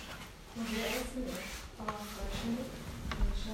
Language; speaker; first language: German; non-native, fluent; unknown